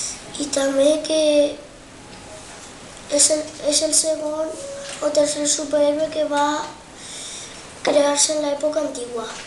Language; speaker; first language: Catalan; non-native, local second language; Spanish